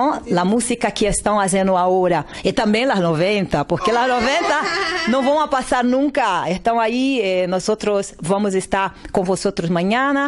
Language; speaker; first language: Spanish; non-native, learner; Portuguese